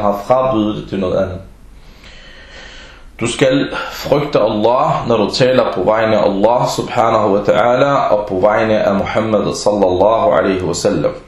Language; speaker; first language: Danish; early bilingual, other home language; Arabic